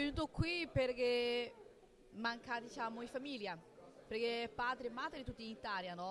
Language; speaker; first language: Italian; non-native, learner; Chinese